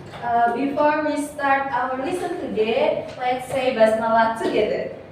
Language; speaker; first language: English; non-native, learner; Indonesian